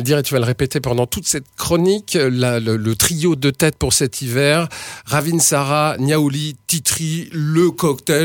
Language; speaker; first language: French; native; French